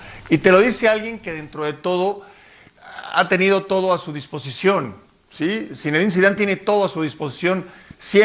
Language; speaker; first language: Spanish; native; Spanish